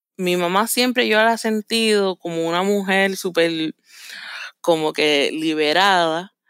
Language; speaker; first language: Spanish; native; Spanish